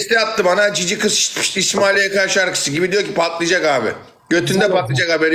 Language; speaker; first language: Turkish; native; Turkish